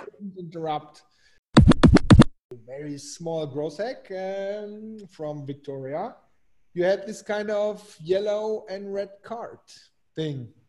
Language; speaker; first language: English; non-native, fluent; German